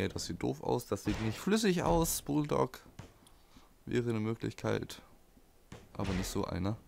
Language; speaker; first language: German; native; German